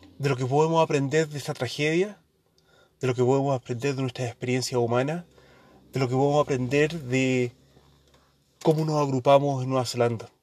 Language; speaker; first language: Spanish; early bilingual, heritage; Spanish